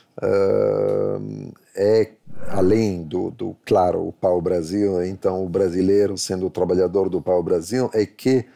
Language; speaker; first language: Portuguese; non-native, fluent; Italian